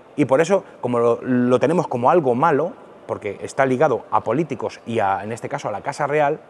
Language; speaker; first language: Spanish; native; Spanish